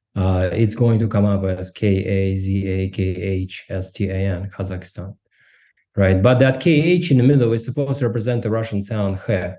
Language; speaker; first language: English; non-native, fluent; Russian